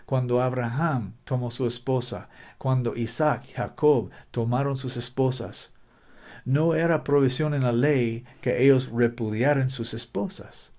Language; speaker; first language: Spanish; non-native, learner; English